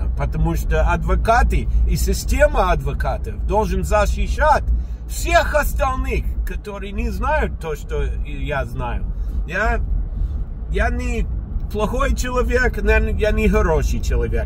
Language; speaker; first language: Russian; non-native, fluent; English